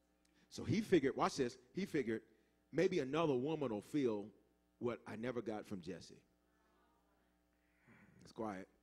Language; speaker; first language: English; native; English